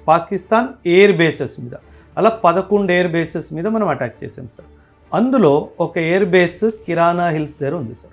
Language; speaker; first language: Telugu; non-native, local second language; Punjabi